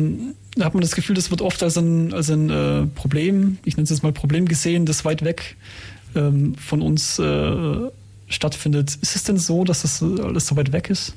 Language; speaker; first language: German; native; German